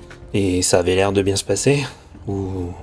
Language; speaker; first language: French; native; French